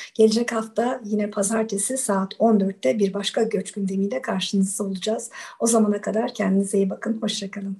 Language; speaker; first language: Turkish; native; Turkish